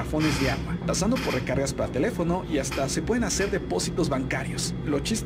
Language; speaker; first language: Spanish; native; Spanish